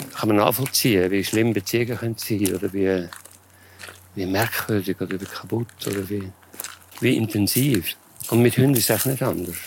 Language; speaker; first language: German; native; German